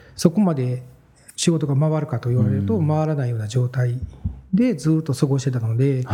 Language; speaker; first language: Japanese; native; Japanese